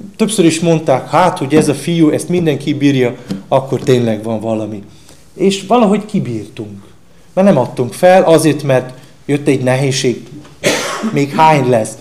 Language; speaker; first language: Hungarian; non-native, fluent; Slovenian